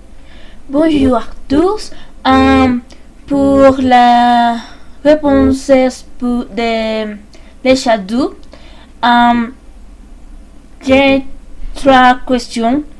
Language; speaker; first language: French; non-native, learner; Spanish